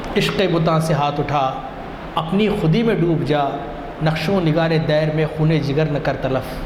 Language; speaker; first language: Urdu; non-native, local second language; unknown